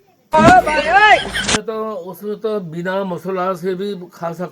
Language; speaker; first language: Hindi; non-native, local second language; Mizo